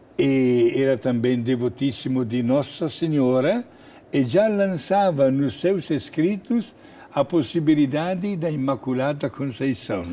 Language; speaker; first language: Portuguese; non-native, fluent; Italian